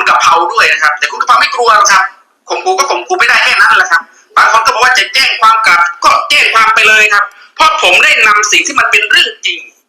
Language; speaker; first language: Thai; native; Thai